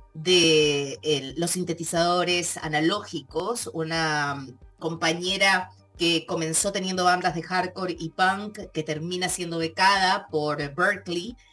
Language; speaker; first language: Spanish; native; Spanish